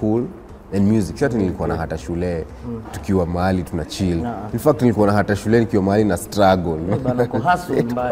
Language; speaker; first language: English; non-native, local second language; Swahili